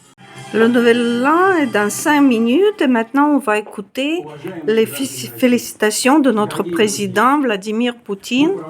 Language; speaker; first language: French; non-native, fluent; Russian